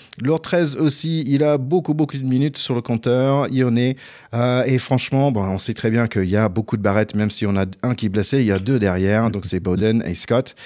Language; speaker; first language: French; non-native, fluent; English